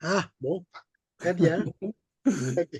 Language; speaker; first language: French; non-native, fluent; Portuguese